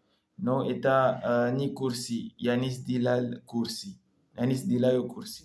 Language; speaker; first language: Russian; non-native, learner; French